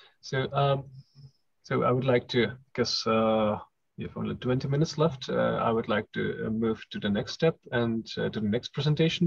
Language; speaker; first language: English; non-native, fluent; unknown